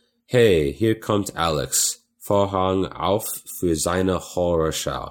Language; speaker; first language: German; non-native, fluent; English